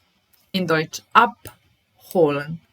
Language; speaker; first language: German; non-native, fluent; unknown